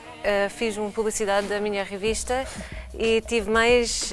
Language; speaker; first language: Portuguese; non-native, fluent; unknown